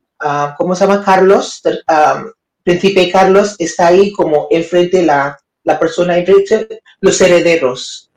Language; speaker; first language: Spanish; non-native, learner; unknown